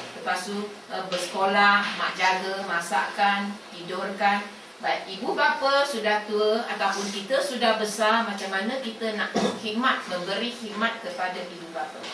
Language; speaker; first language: Malay; non-native, local second language; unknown